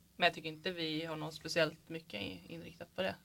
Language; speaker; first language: Swedish; native; Swedish